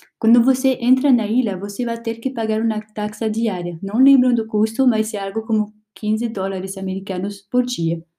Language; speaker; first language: Portuguese; non-native, learner; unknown